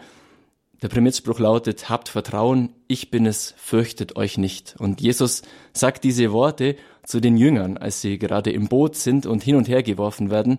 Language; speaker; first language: German; native; German